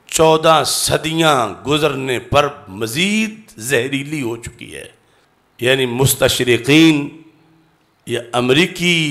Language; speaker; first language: Urdu; non-native, local second language; Punjabi